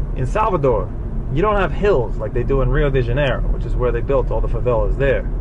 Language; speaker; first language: English; native; English